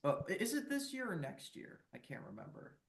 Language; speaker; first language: English; native; English